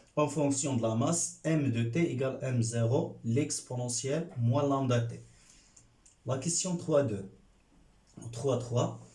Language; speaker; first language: French; non-native, local second language; Arabic